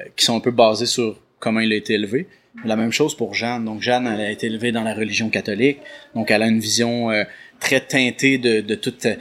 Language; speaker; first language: French; native; French